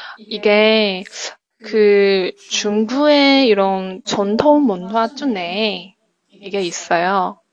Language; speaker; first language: Korean; non-native, fluent; Chinese